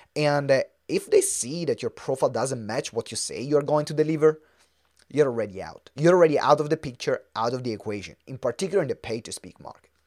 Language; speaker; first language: English; non-native, fluent; Italian